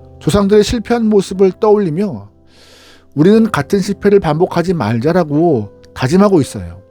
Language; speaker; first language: Korean; native; Korean